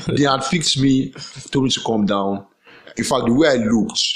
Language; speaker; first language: English; non-native, local second language; Yoruba